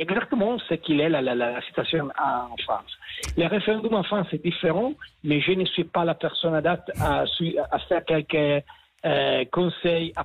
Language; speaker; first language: French; non-native, fluent; Italian